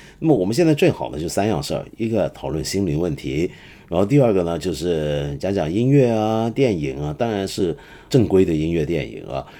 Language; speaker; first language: Chinese; non-native, local second language; Cantonese